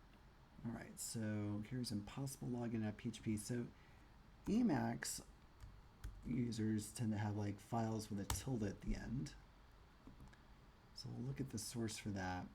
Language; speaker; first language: English; native; English